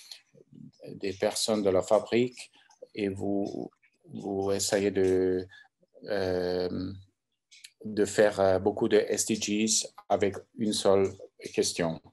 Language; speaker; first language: French; non-native, local second language; German